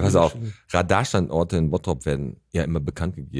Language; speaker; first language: German; native; German